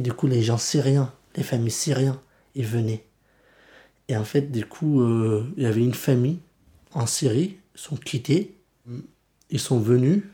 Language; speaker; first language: French; early bilingual, other home language; Kurdish